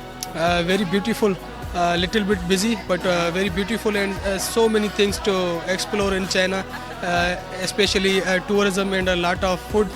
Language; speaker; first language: English; non-native, local second language; Sindhi